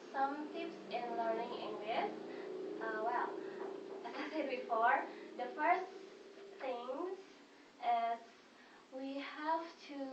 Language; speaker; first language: English; non-native, fluent; Indonesian